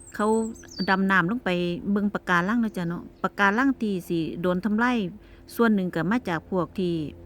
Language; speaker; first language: Thai; native; Thai